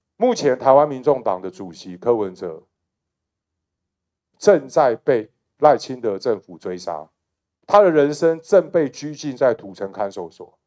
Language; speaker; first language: Chinese; native; Chinese